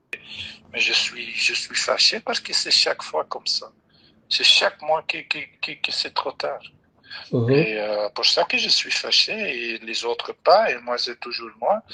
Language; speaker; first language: French; non-native, fluent; Dutch